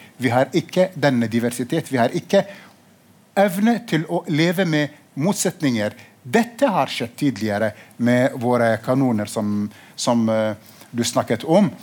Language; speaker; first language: Norwegian; non-native, fluent; Arabic